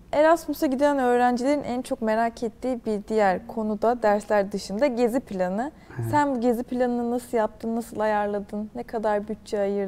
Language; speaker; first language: Turkish; native; Turkish